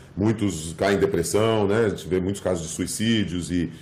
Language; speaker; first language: Portuguese; early bilingual, other home language; English